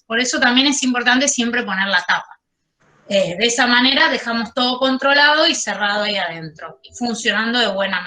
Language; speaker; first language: Spanish; native; Spanish